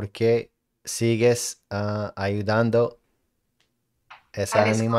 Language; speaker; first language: Spanish; non-native, learner; English